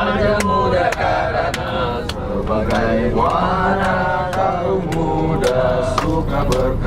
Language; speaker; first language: Indonesian; native; Indonesian